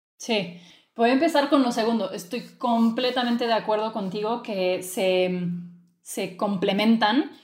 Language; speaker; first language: Spanish; early bilingual, other home language; French